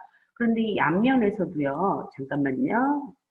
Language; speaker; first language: Korean; native; Korean